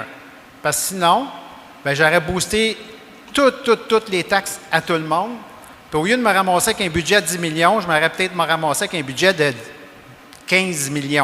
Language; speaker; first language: French; native; French